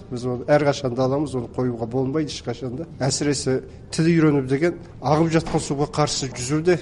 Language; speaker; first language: Kazakh; early bilingual, heritage; Kazakh